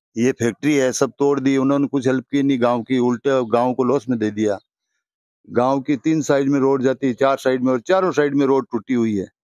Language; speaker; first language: Hindi; native; Hindi